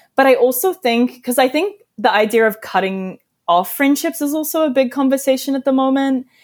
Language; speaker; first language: English; native; English